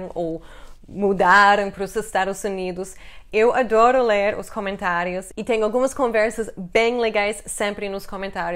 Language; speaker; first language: Portuguese; non-native, fluent; English